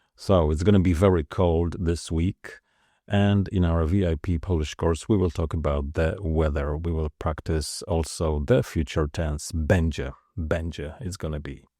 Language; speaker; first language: English; non-native, fluent; Polish